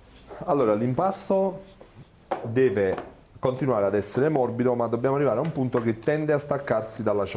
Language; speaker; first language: Italian; native; Italian